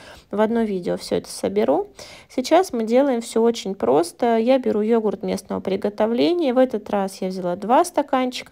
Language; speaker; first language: Russian; native; Russian